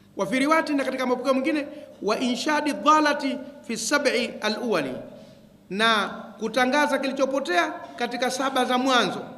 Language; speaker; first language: Swahili; native; Swahili